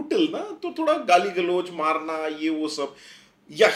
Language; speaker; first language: English; non-native, local second language; Kannada